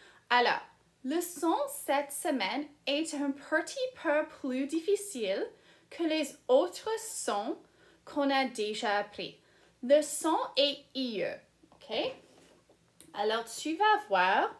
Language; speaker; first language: French; non-native, fluent; English